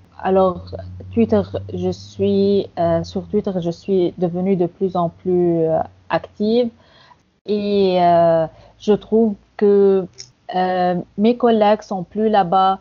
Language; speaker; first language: French; non-native, fluent; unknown